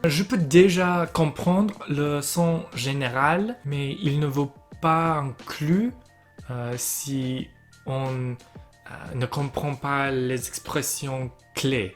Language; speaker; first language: French; non-native, learner; English